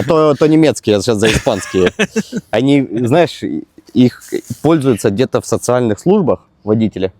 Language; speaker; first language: Russian; native; Russian